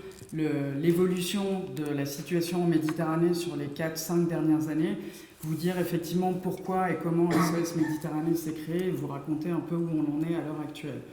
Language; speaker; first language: French; native; French